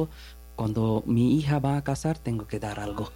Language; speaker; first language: Spanish; non-native, learner; Bangla